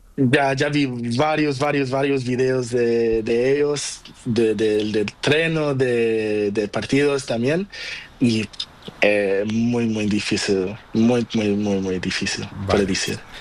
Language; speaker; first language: Spanish; non-native, learner; Portuguese